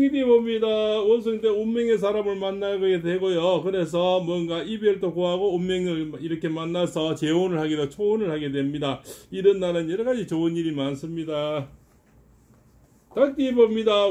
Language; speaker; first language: Korean; native; Korean